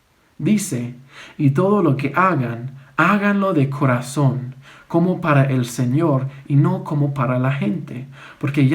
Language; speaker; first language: Spanish; non-native, fluent; English